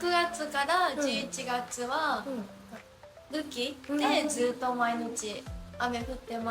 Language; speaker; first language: Japanese; non-native, fluent; Vietnamese